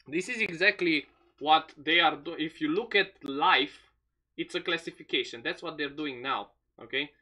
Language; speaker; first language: English; non-native, fluent; Romanian